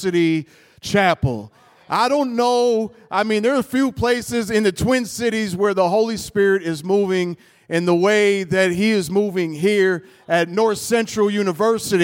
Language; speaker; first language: English; native; English